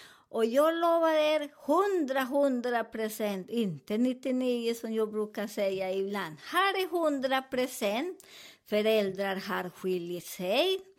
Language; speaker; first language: Swedish; non-native, fluent; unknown